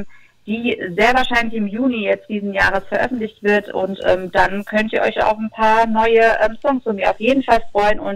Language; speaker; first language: German; native; German